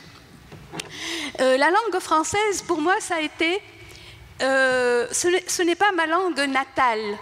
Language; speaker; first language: French; non-native, local second language; Arabic